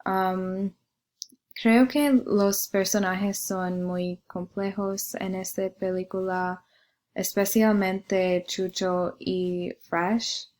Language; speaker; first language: Spanish; non-native, learner; English